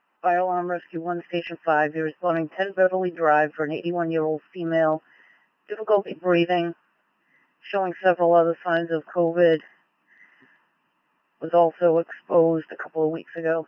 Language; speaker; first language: English; native; English